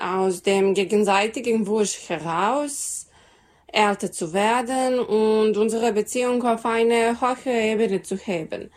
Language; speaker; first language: German; non-native, learner; Serbian